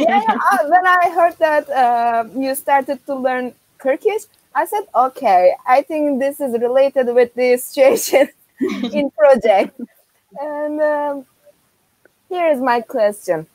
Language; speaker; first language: English; non-native, fluent; Turkish